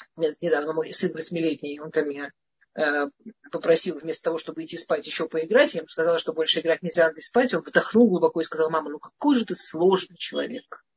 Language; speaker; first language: Russian; early bilingual, heritage; Russian